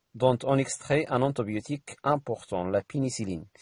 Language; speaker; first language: French; non-native, local second language; Arabic